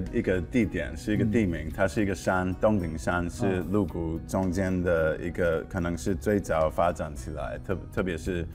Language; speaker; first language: Chinese; non-native, fluent; English